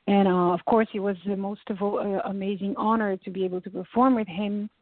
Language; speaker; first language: English; non-native, fluent; Bulgarian